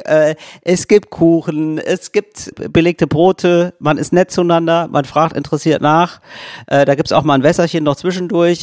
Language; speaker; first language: German; native; German